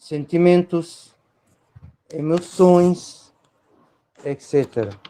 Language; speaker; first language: Portuguese; non-native, fluent; Arabic